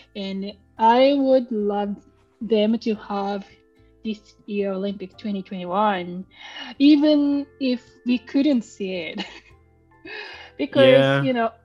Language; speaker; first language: English; non-native, learner; Japanese